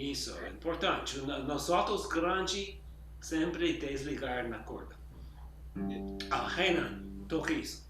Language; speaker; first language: Portuguese; non-native, learner; English